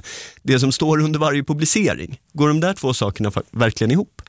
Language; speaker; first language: Swedish; native; Swedish